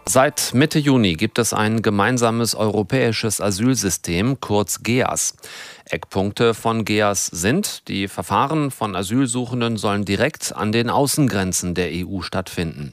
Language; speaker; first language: German; native; German